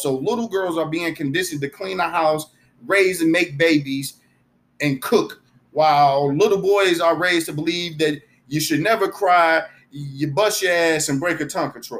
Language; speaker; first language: English; native; English